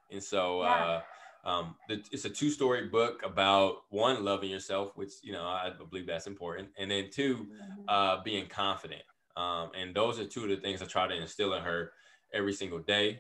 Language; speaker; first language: English; native; English